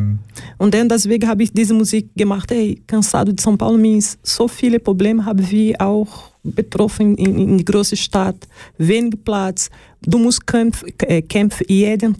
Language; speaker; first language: German; non-native, learner; Portuguese